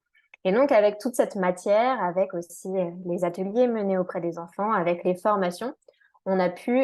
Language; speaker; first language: French; native; French